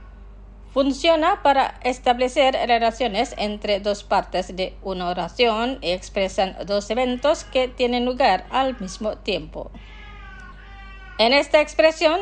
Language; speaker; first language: Spanish; non-native, fluent; Indonesian